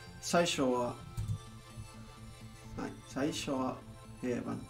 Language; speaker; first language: Japanese; non-native, learner; English